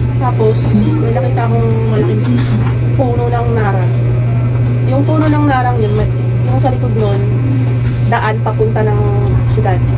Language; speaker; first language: Filipino; non-native, local second language; Waray